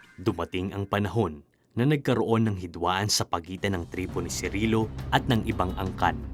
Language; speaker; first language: Filipino; native; Filipino